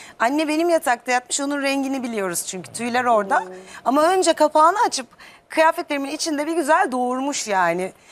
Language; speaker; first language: Turkish; native; Turkish